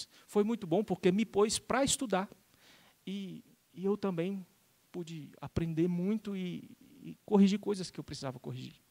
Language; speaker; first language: Portuguese; native; Portuguese